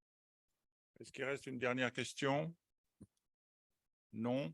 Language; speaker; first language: French; native; French